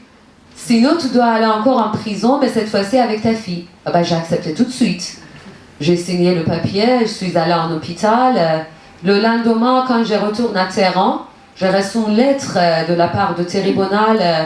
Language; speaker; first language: French; non-native, learner; Persian